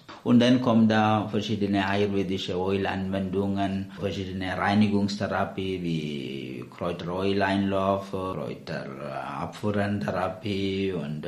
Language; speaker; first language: German; non-native, learner; Malayalam